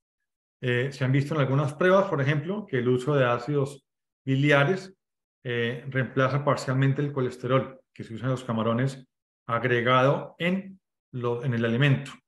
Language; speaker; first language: Spanish; native; Spanish